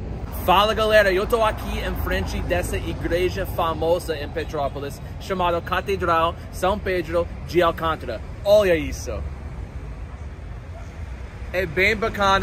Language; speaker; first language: Portuguese; non-native, learner; English